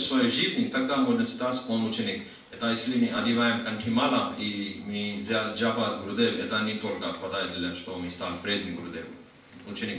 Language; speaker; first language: Russian; non-native, learner; Hindi